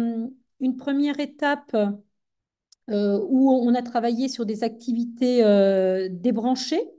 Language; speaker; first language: French; native; French